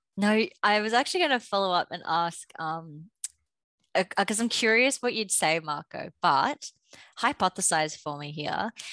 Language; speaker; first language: English; native; English